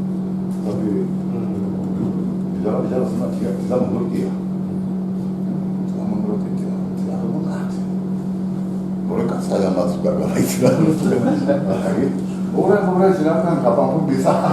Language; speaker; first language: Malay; non-native, learner; Japanese